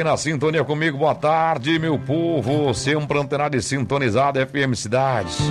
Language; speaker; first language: Portuguese; native; Portuguese